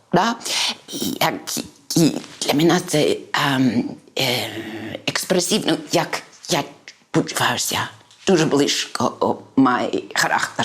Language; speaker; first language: Ukrainian; early bilingual, heritage; English